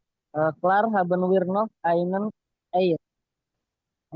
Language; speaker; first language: German; non-native, learner; Indonesian